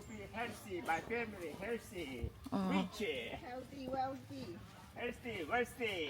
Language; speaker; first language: English; non-native, fluent; Korean